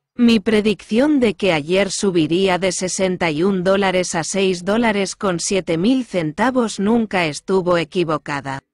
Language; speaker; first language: Spanish; non-native, fluent; Korean